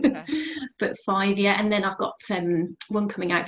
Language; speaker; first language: English; native; English